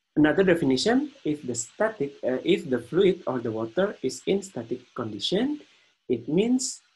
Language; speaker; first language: English; non-native, fluent; Indonesian